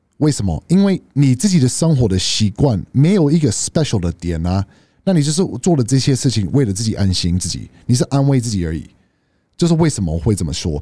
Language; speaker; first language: Chinese; non-native, fluent; English